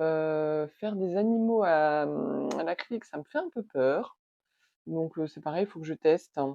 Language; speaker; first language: French; native; French